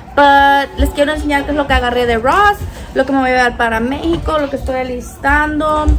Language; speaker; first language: Spanish; early bilingual, heritage; Spanish